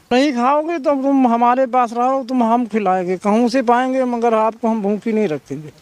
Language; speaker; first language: Hindi; native; Hindi